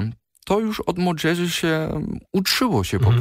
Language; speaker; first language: Polish; early bilingual, heritage; Polish